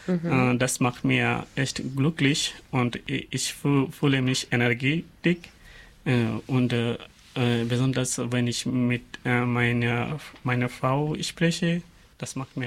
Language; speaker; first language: German; non-native, learner; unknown